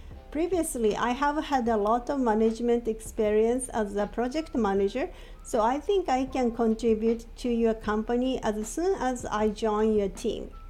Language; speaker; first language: English; non-native, fluent; Japanese